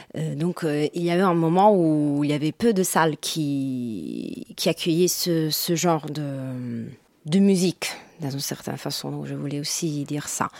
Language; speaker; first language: French; non-native, fluent; Italian